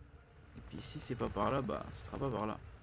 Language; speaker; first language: French; native; French